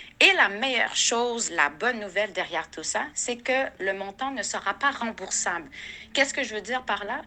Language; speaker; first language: French; native; French